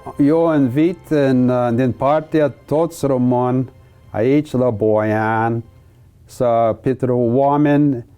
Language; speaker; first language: Romanian; early bilingual, heritage; English